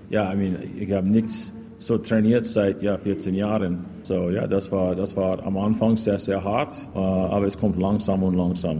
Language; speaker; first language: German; non-native, learner; English